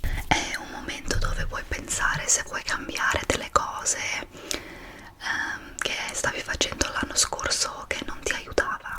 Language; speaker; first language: Italian; non-native, fluent; English